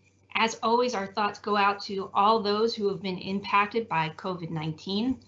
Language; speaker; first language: English; native; English